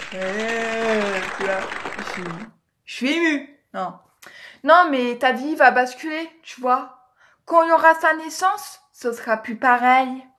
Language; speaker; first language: French; native; French